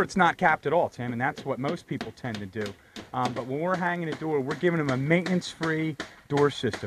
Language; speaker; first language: English; native; English